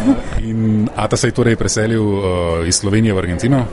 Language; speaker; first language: Slovenian; native; Slovenian